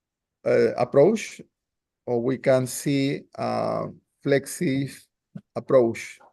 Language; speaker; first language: English; non-native, learner; Spanish